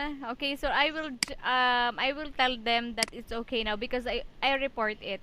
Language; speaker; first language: English; non-native, fluent; Filipino